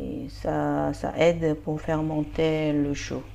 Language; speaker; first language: French; non-native, fluent; Korean